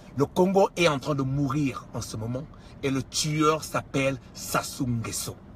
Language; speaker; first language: French; non-native, local second language; Kongo